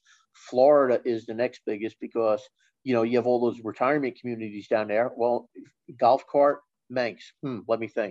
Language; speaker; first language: English; native; English